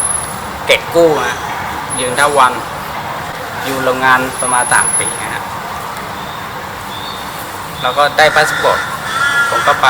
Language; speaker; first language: Thai; non-native, fluent; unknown